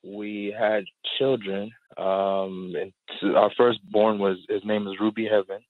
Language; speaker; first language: English; native; English